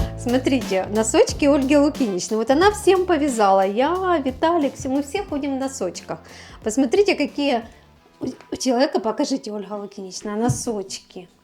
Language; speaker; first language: Russian; native; Russian